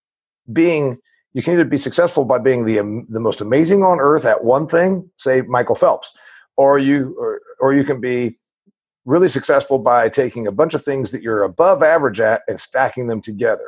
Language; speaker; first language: English; native; English